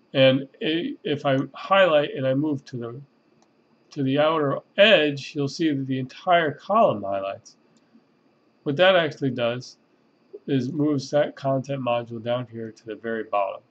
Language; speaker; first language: English; native; English